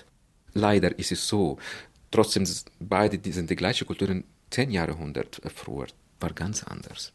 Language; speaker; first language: German; non-native, fluent; Arabic